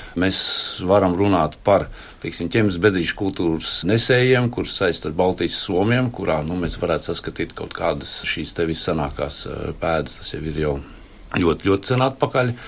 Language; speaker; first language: Latvian; native; Latvian